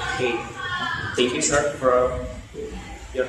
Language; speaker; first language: English; non-native, learner; Indonesian